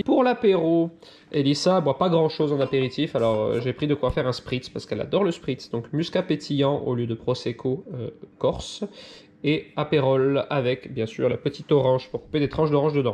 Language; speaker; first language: French; native; French